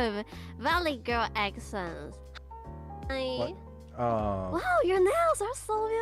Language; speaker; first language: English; non-native, learner; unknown